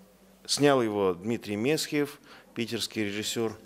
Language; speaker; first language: Russian; native; Russian